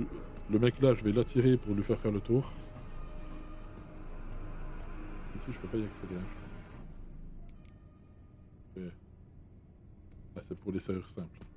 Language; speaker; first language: French; native; French